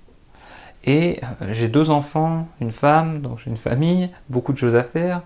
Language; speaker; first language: French; native; French